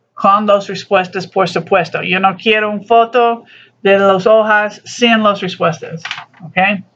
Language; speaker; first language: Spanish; non-native, learner; English